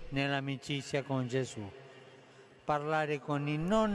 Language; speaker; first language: Italian; non-native, fluent; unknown